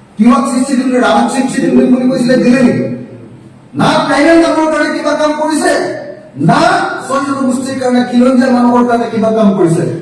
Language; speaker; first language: Assamese; native; Assamese